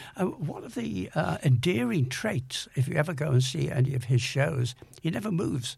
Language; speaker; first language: English; native; English